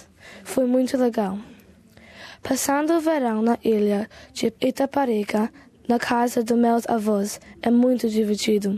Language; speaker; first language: Portuguese; early bilingual, heritage; Portuguese